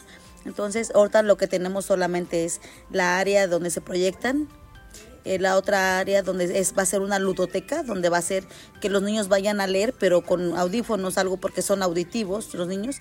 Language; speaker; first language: Spanish; native; Spanish